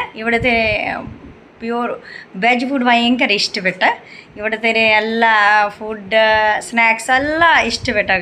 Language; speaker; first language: Malayalam; non-native, learner; Hindi